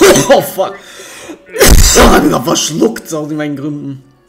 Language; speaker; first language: German; native; German